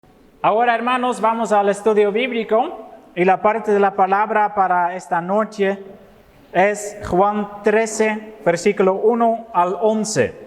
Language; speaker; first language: Spanish; non-native, fluent; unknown